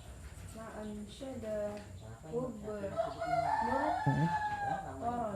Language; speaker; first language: Arabic; non-native, fluent; Indonesian